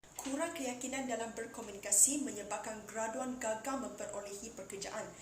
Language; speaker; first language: Malay; non-native, local second language; Chinese